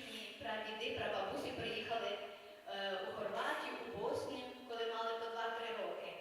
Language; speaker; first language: Ukrainian; early bilingual, heritage; Ukrainian